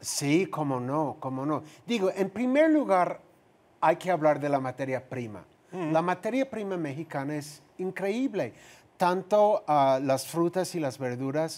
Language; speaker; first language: Spanish; non-native, fluent; English